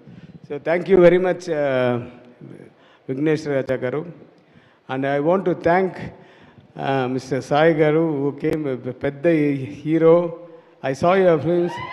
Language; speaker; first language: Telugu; non-native, learner; Tamil